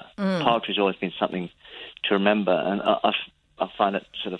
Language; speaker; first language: English; native; English